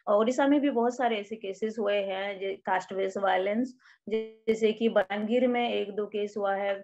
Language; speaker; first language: Hindi; non-native, local second language; Odia